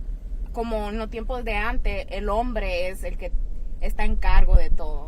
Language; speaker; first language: Spanish; early bilingual, heritage; Spanish